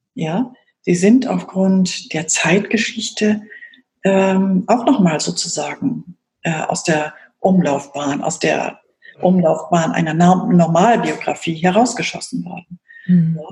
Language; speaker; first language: German; native; German